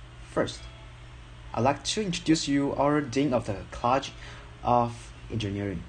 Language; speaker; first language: English; non-native, fluent; Chinese